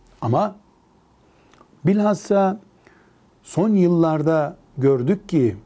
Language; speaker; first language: Turkish; native; Turkish